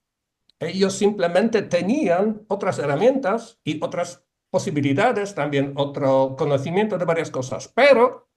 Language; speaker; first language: Spanish; non-native, fluent; Polish